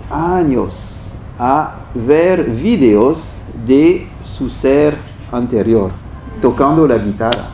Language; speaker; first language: Spanish; non-native, fluent; French